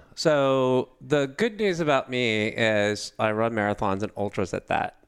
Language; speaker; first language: English; native; English